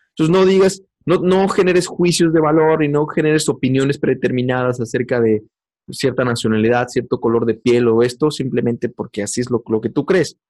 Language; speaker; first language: Spanish; native; Spanish